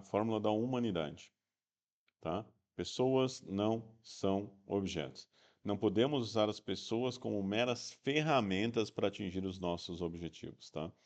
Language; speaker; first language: Portuguese; native; Portuguese